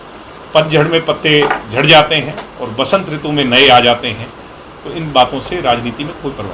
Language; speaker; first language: Hindi; native; Hindi